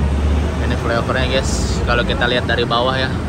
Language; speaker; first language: Indonesian; native; Indonesian